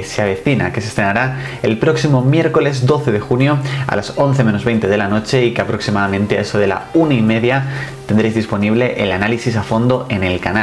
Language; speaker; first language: Spanish; native; Spanish